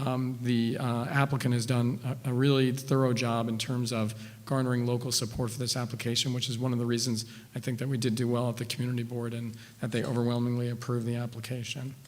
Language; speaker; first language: English; native; English